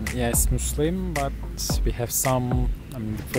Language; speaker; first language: English; non-native, fluent; Turkish